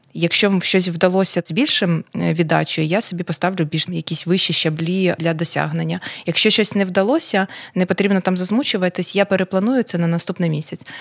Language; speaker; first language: Ukrainian; non-native, local second language; Russian